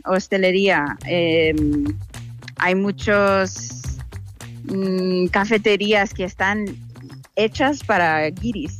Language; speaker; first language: Spanish; non-native, fluent; English